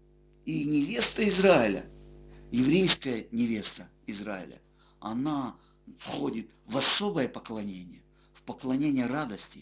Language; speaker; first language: Russian; native; Russian